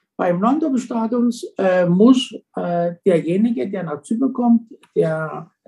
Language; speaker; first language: German; non-native, fluent; Greek